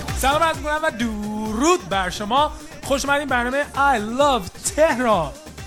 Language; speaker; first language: Persian; early bilingual, heritage; Persian